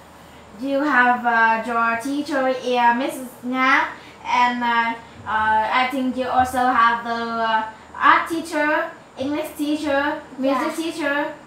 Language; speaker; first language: English; non-native, learner; Vietnamese